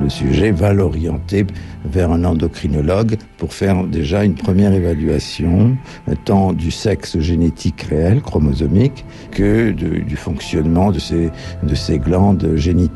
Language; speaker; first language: French; native; French